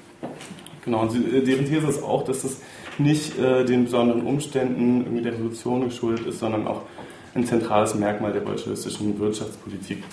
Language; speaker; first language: German; native; German